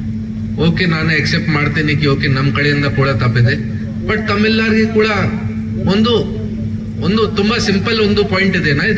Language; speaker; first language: Kannada; non-native, local second language; Hindi